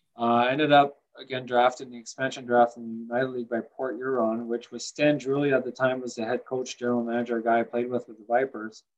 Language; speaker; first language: English; native; English